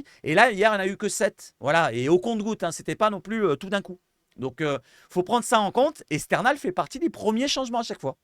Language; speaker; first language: French; native; French